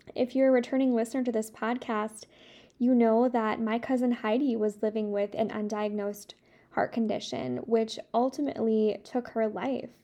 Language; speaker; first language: English; native; English